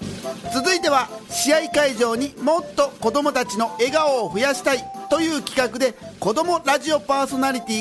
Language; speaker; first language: Japanese; native; Japanese